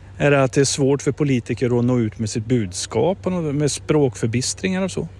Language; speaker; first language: Swedish; native; Swedish